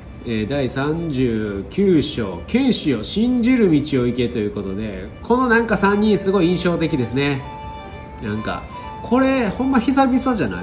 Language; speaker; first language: Japanese; native; Japanese